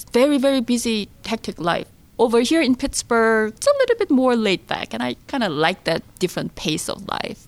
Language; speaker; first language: English; non-native, fluent; Korean